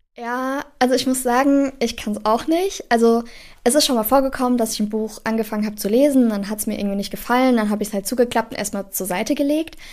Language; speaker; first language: German; native; German